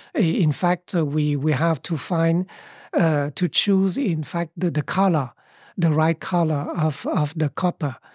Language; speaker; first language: English; early bilingual, other home language; Vietnamese